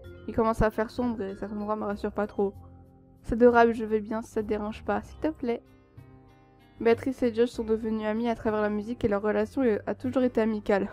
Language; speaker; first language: French; native; French